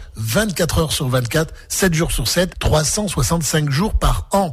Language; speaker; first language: French; native; French